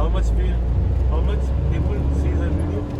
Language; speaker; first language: English; non-native, learner; Tamil